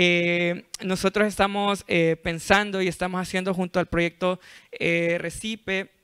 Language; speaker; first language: Spanish; native; Spanish